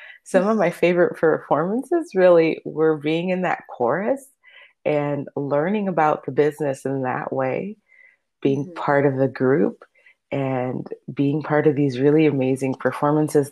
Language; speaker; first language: English; early bilingual, other home language; Spanish